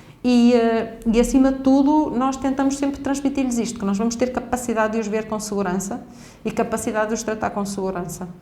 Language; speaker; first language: Portuguese; native; Portuguese